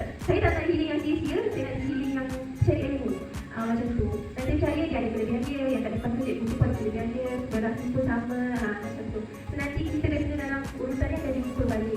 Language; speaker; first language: Malay; native; Malay